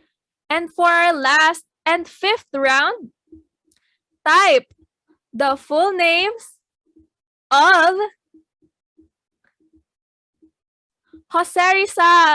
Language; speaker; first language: English; non-native, local second language; Filipino